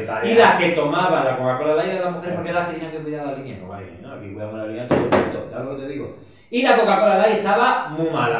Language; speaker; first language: Spanish; native; Spanish